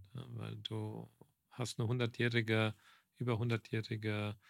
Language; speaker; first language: German; native; German